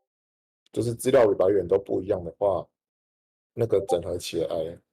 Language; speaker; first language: Chinese; native; Chinese